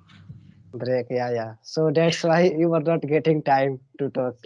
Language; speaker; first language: English; non-native, learner; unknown